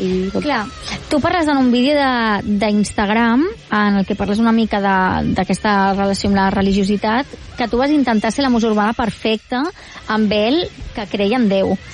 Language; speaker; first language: Catalan; native; Catalan